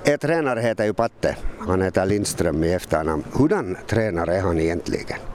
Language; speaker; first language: Swedish; native; Swedish